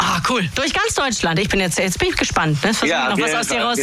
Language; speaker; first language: German; native; German